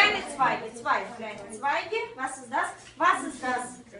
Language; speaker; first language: German; non-native, fluent; Russian